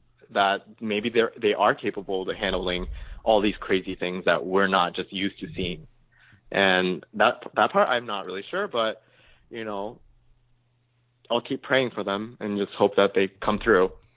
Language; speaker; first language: English; early bilingual, other home language; Japanese